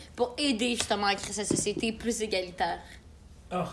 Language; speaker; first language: French; native; French